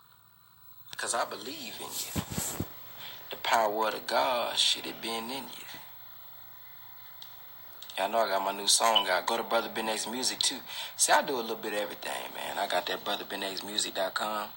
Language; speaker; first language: English; native; English